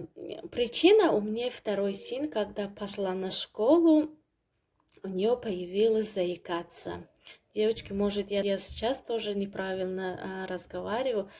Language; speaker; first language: Russian; non-native, learner; Tajik